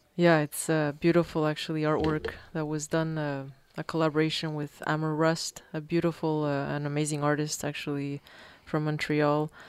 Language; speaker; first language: English; early bilingual, other home language; Spanish